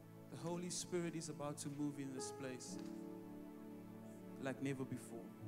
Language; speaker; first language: English; non-native, local second language; Afrikaans